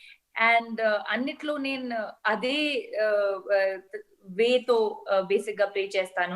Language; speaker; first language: Telugu; non-native, local second language; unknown